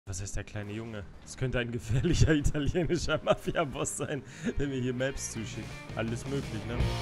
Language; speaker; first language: German; native; German